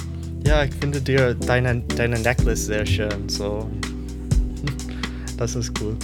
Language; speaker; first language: German; non-native, learner; English